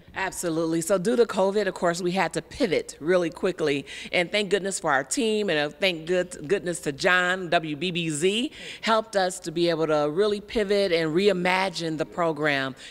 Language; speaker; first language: English; native; English